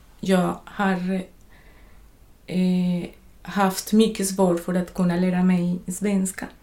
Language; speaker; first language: Swedish; non-native, fluent; Spanish